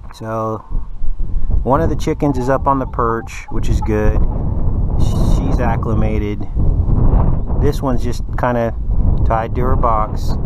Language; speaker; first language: English; native; English